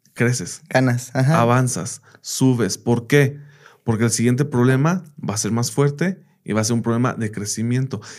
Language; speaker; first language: Spanish; early bilingual, heritage; Spanish